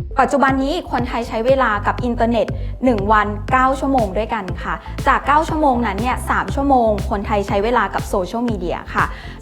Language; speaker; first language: Thai; native; Thai